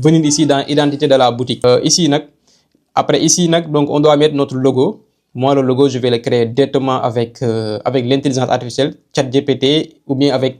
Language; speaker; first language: French; non-native, local second language; Wolof